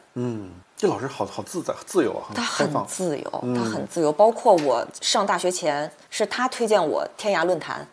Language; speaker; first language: Chinese; native; Chinese